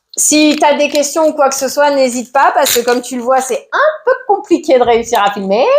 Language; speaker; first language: French; native; French